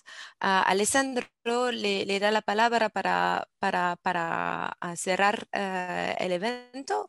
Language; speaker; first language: Spanish; non-native, learner; English